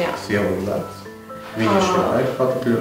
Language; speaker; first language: Latvian; non-native, local second language; Russian